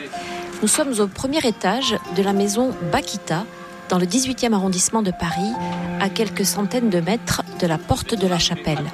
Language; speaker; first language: French; native; French